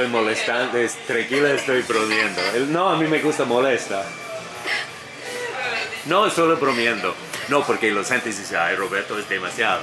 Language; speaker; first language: Spanish; non-native, learner; English